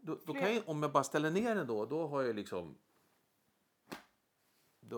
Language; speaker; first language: Swedish; native; Swedish